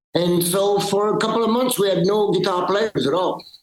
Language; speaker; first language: English; early bilingual, other home language; French